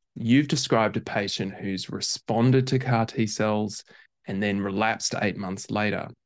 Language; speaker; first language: English; native; English